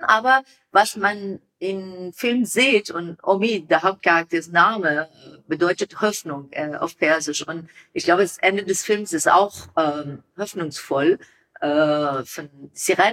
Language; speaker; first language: German; non-native, learner; Persian